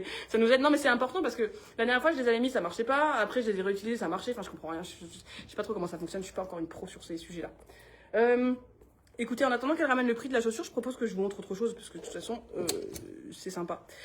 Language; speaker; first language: French; native; French